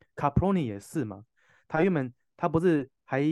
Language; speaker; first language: Chinese; non-native, fluent; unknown